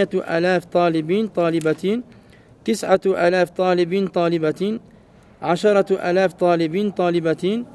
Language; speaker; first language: Arabic; non-native, fluent; French